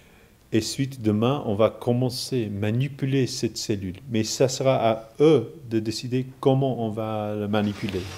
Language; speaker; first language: French; non-native, fluent; English